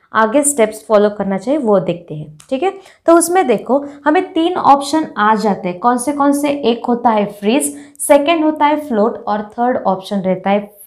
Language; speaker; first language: Hindi; non-native, local second language; Marathi